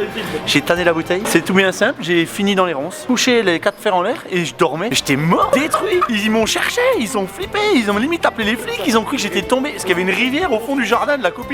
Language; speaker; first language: French; native; French